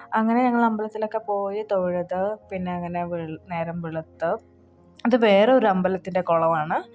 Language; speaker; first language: Malayalam; early bilingual, heritage; Malayalam